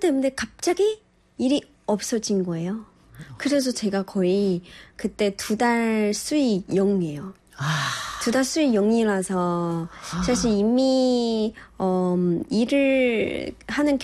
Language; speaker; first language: Korean; non-native, fluent; Chinese